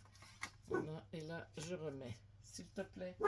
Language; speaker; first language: French; native; French